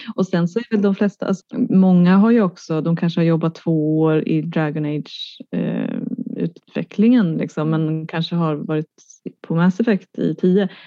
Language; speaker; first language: Swedish; native; Swedish